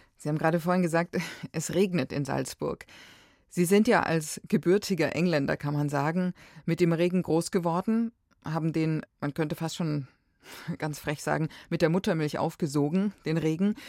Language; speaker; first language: German; native; German